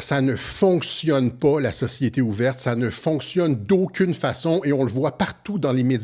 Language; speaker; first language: French; native; French